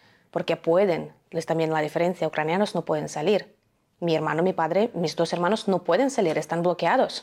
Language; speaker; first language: Spanish; non-native, fluent; Ukrainian